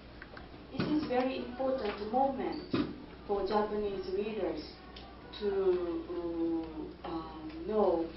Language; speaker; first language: English; non-native, fluent; Japanese